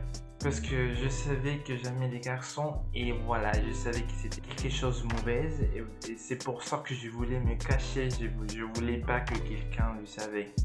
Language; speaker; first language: French; non-native, learner; Spanish